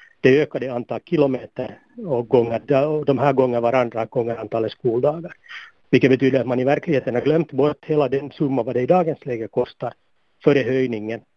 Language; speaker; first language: Swedish; native; Swedish